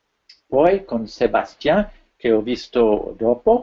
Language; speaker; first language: Italian; non-native, fluent; French